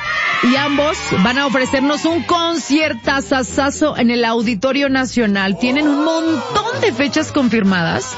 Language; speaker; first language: Spanish; native; Spanish